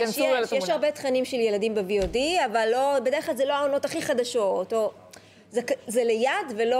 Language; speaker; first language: Hebrew; native; Hebrew